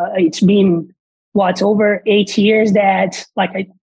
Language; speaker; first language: English; non-native, fluent; Portuguese